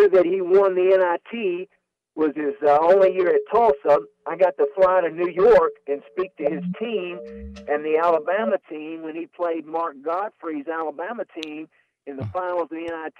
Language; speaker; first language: English; native; English